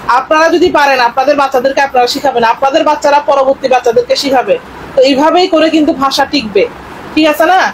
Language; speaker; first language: Bangla; non-native, local second language; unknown